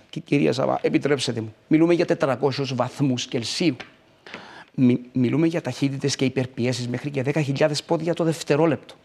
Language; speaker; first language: Greek; native; Greek